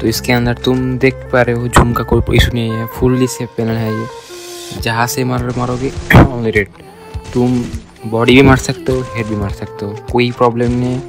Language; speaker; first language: Hindi; non-native, local second language; Bangla